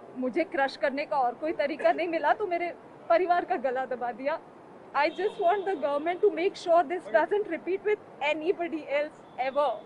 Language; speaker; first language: Hindi; native; Hindi